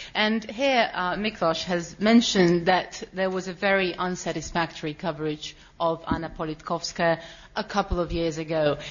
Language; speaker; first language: English; non-native, fluent; Russian